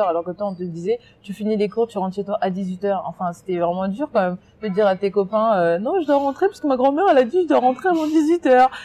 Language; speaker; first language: French; early bilingual, other home language; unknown